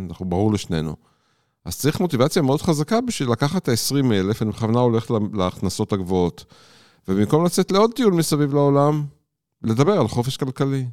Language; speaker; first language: Hebrew; native; Hebrew